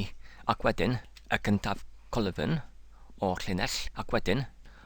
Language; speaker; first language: Welsh; non-native, learner; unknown